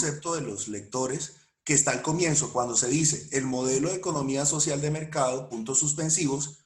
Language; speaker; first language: Spanish; native; Spanish